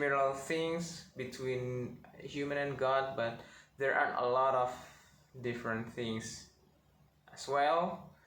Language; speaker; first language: English; non-native, learner; Indonesian